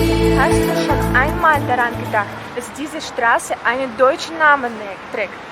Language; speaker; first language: German; non-native, fluent; Russian